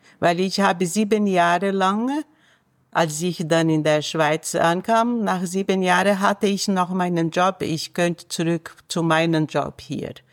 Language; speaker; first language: German; non-native, fluent; Portuguese